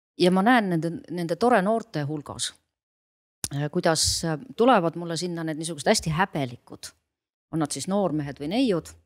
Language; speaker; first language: Estonian; native; Estonian